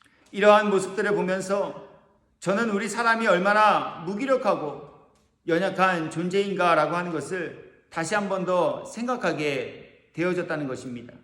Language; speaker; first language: Korean; native; Korean